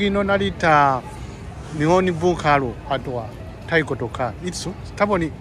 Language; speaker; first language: Japanese; non-native, learner; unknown